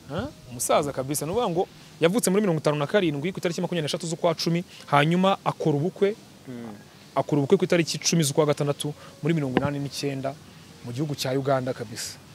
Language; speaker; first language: Kinyarwanda; native; Kinyarwanda